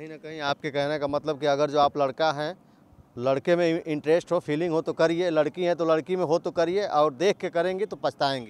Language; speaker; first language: Hindi; native; Hindi